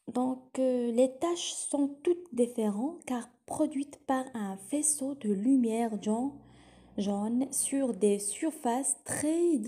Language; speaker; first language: French; non-native, local second language; Arabic